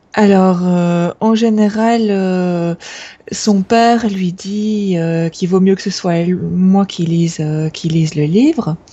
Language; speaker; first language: French; native; French